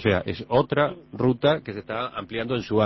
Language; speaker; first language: Spanish; native; Spanish